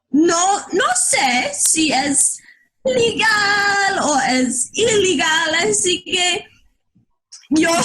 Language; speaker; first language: Spanish; non-native, learner; English